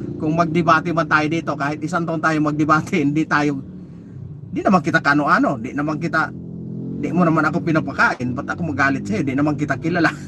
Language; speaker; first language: Filipino; native; Filipino